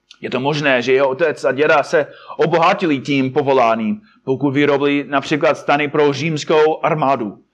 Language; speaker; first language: Czech; non-native, fluent; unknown